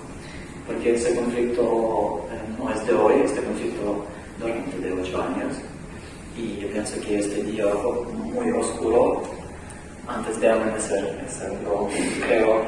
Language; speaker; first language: Spanish; non-native, learner; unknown